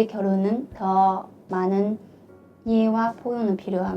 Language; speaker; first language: Korean; non-native, fluent; Chinese